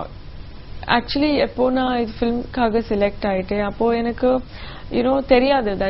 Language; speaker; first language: Tamil; non-native, local second language; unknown